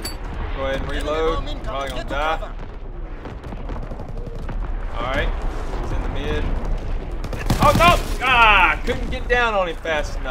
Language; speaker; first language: English; native; English